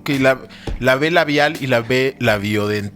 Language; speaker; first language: Spanish; native; Spanish